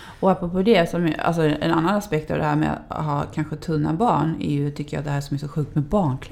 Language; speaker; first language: Swedish; native; Swedish